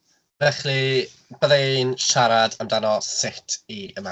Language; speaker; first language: Welsh; non-native, local second language; English